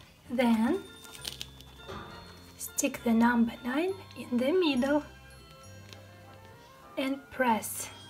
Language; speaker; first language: English; non-native, fluent; Russian